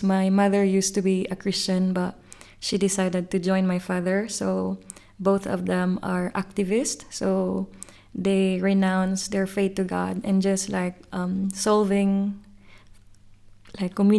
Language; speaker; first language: English; non-native, local second language; Cebuano